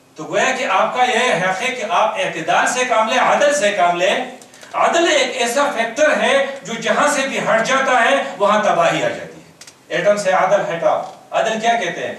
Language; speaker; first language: Urdu; non-native, local second language; Pashto